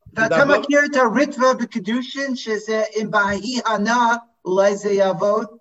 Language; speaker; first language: Hebrew; non-native, fluent; English